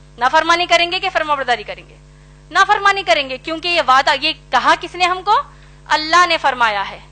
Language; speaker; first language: Urdu; native; Urdu